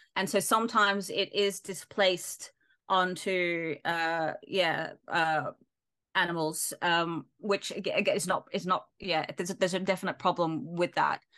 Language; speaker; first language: English; native; English